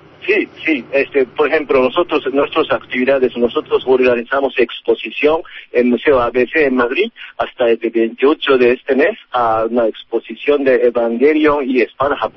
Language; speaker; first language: Spanish; non-native, learner; Japanese